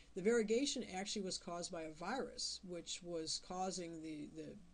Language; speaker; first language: English; native; English